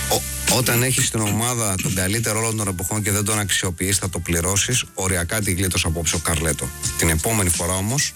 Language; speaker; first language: Greek; native; Greek